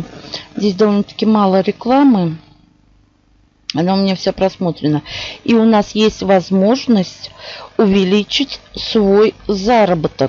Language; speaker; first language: Russian; native; Russian